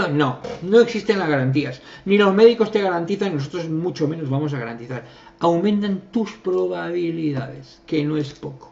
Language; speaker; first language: Spanish; native; Spanish